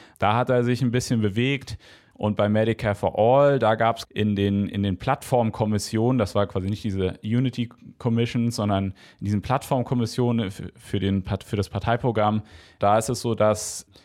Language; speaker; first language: German; native; German